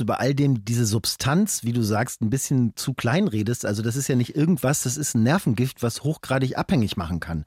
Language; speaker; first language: German; native; German